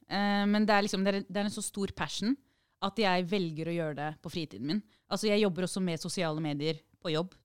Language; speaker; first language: Norwegian; early bilingual, other home language; Arabic